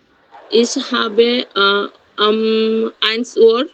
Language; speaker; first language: German; non-native, learner; Bangla